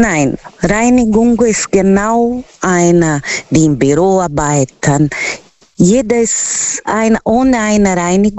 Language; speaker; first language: German; non-native, learner; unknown